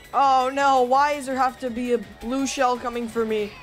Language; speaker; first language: English; native; English